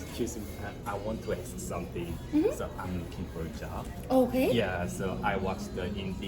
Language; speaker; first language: English; non-native, learner; Korean